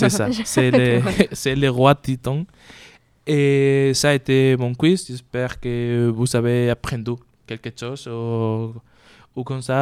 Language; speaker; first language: French; non-native, learner; Spanish